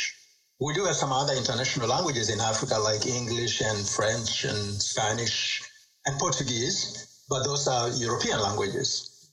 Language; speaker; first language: English; non-native, local second language; Swahili